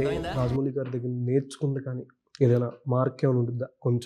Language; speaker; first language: Telugu; native; Telugu